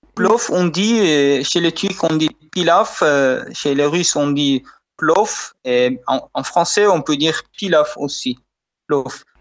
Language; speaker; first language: French; non-native, fluent; Uzbek